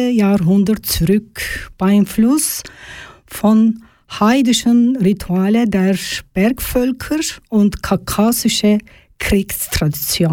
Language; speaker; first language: German; non-native, learner; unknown